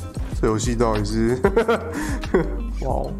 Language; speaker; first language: Chinese; native; Chinese